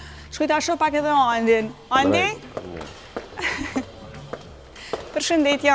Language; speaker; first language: Albanian; native; Albanian